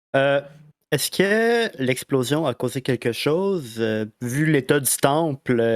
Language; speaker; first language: French; native; French